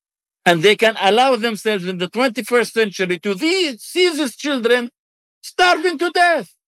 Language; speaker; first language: English; non-native, fluent; Arabic